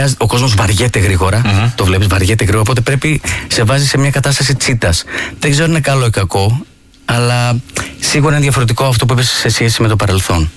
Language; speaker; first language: Greek; native; Greek